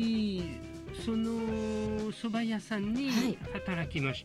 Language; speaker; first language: Japanese; non-native, fluent; French